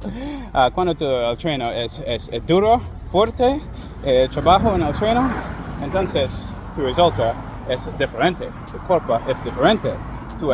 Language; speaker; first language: Spanish; non-native, learner; English